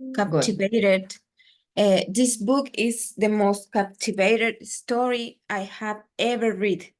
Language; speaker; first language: English; non-native, learner; Spanish